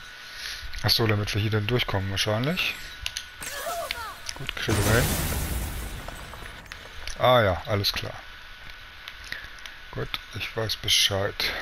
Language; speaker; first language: German; native; German